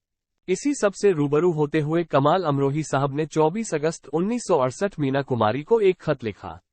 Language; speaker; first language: Hindi; native; Hindi